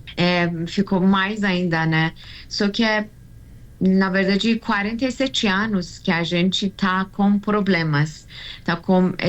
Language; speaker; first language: Portuguese; non-native, learner; Persian